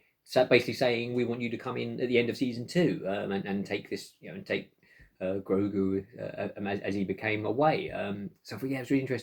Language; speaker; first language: English; native; English